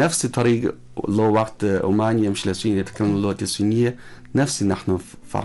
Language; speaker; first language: Arabic; non-native, learner; Chinese